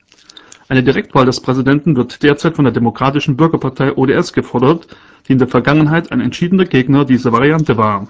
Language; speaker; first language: German; native; German